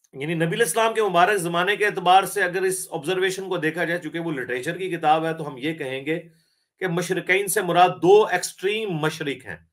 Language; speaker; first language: Urdu; non-native, local second language; Punjabi